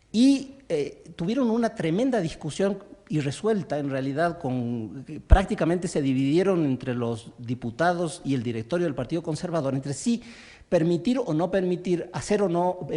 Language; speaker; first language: Spanish; native; Spanish